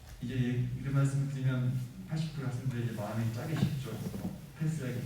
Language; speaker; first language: Korean; native; Korean